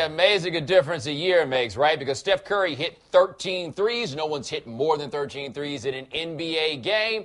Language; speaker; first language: English; native; English